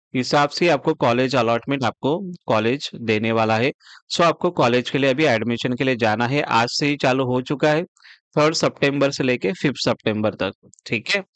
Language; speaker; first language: Hindi; non-native, local second language; Marathi